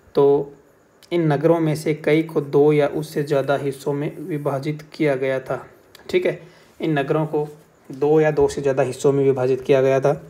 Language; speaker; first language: Hindi; native; Hindi